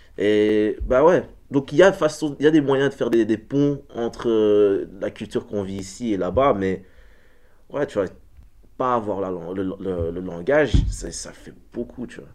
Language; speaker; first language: French; early bilingual, other home language; Dutch